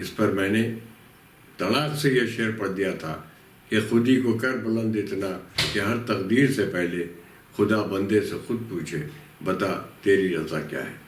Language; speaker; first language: Urdu; native; Urdu